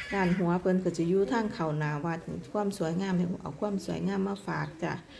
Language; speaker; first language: Thai; native; Thai